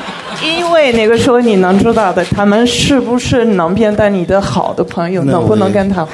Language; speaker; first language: Chinese; non-native, fluent; Italian